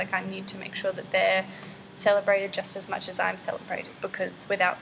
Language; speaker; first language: English; native; English